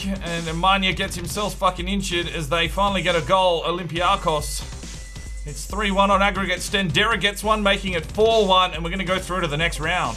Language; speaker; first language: English; native; English